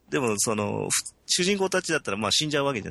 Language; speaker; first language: Japanese; native; Japanese